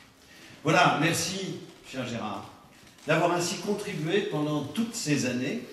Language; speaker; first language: French; native; French